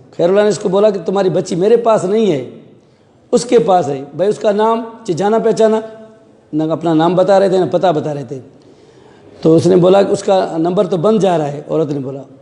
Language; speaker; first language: Urdu; non-native, local second language; Sindhi